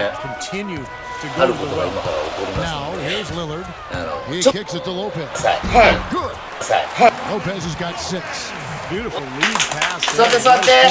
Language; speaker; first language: Japanese; native; Japanese